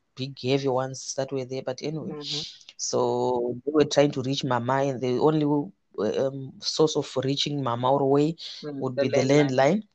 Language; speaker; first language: English; non-native, local second language; Shona